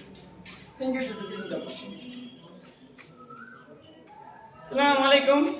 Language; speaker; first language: English; non-native, learner; Bangla